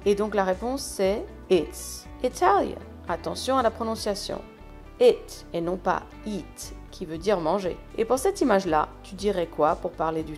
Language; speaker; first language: French; non-native, fluent; English